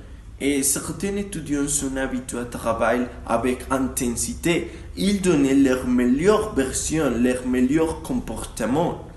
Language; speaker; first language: French; non-native, learner; Spanish